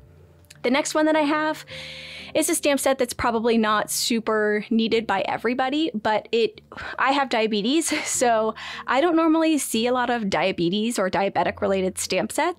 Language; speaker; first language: English; native; English